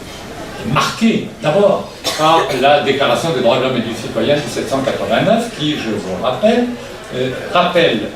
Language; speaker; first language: French; native; French